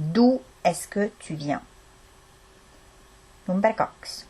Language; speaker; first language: French; non-native, fluent; Estonian